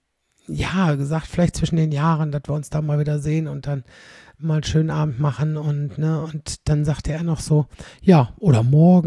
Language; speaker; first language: German; native; German